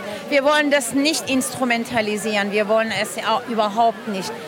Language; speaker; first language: German; non-native, fluent; Persian